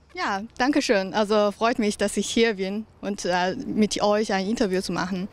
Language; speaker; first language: German; non-native, learner; Chinese